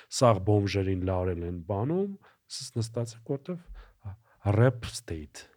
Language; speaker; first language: Armenian; native; Armenian